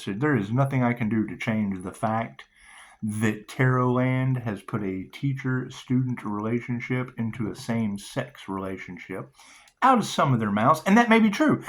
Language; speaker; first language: English; native; English